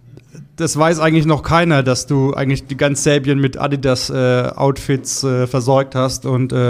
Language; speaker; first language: German; native; German